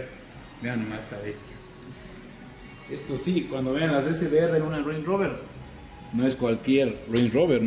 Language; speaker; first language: Spanish; native; Spanish